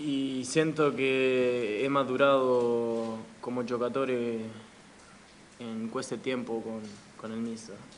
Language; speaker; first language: Italian; non-native, learner; Spanish